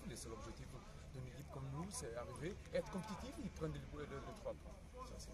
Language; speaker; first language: French; non-native, fluent; Portuguese